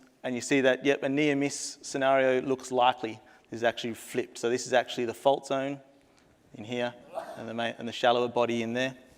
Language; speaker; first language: English; native; English